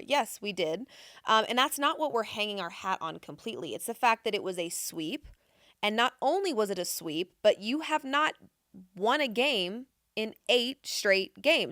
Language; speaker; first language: English; native; English